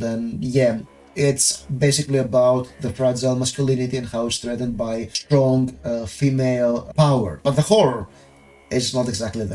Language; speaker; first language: English; non-native, fluent; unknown